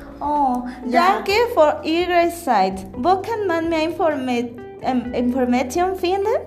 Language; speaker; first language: German; non-native, learner; Spanish